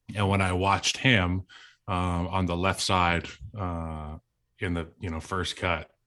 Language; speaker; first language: English; native; English